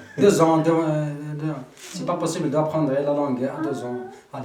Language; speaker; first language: French; non-native, learner; Central Atlas Tamazight